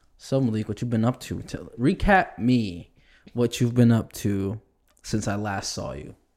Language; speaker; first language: English; native; English